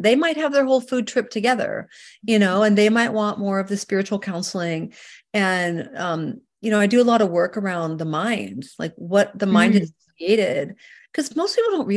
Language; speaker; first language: English; native; English